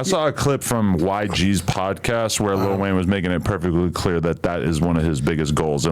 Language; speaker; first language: English; native; English